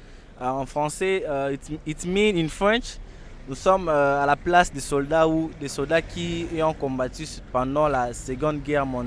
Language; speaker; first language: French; non-native, local second language; Lingala